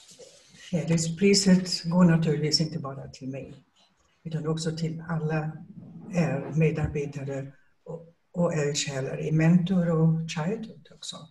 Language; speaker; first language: Swedish; non-native, fluent; German